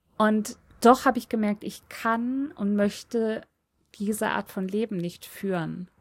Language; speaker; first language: German; early bilingual, other home language; Polish